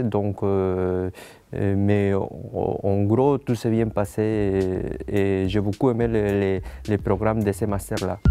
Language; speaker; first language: French; non-native, fluent; Spanish